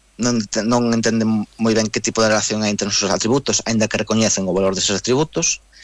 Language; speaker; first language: Galician; native; Galician